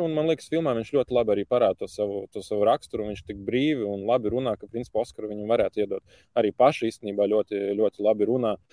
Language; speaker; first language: Latvian; native; Latvian